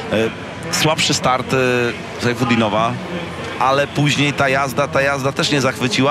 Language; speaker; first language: Polish; native; Polish